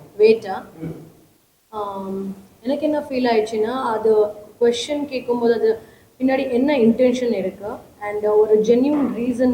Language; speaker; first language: Tamil; non-native, fluent; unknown